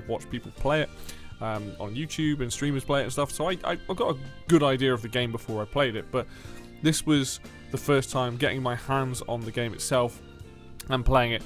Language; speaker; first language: English; native; English